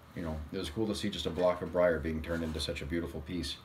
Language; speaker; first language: English; native; English